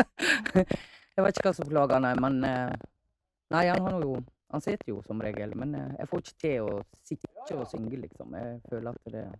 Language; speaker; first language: Norwegian; native; Norwegian